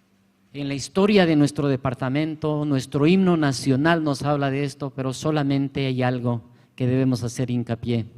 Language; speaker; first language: Spanish; native; Spanish